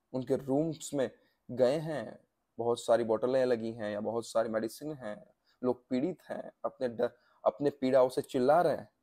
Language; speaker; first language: Hindi; non-native, local second language; Gujarati